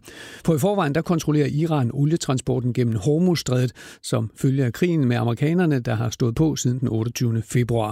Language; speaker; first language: Danish; native; Danish